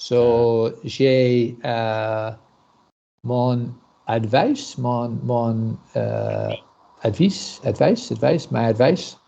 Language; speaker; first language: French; non-native, learner; English